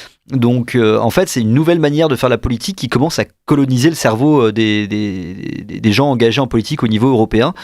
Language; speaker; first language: French; native; French